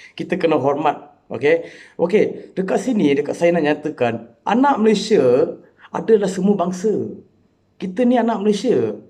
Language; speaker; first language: Malay; non-native, local second language; Tamil